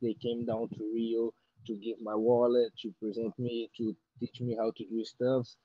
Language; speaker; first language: English; non-native, fluent; Portuguese